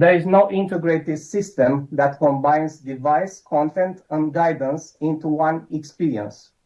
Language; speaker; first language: English; non-native, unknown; Romanian